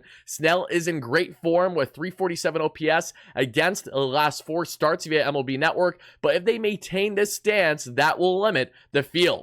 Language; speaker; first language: English; native; English